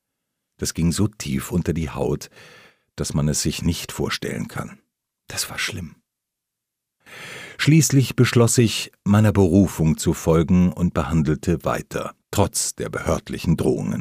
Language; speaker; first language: German; native; German